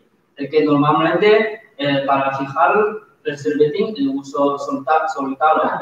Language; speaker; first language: Spanish; non-native, learner; Chinese